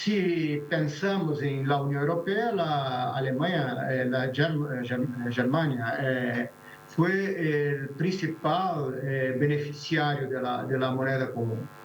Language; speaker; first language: Spanish; non-native, fluent; Portuguese